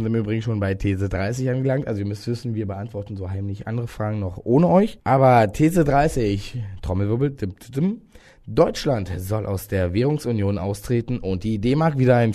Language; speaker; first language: German; native; German